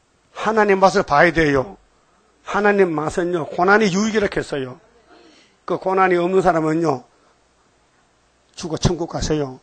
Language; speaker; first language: Korean; native; Korean